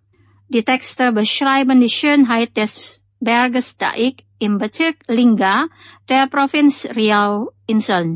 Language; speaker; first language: German; non-native, fluent; Indonesian